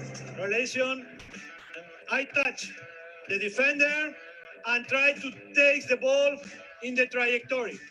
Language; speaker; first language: English; non-native, learner; Spanish